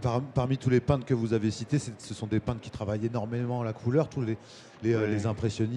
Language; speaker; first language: French; native; French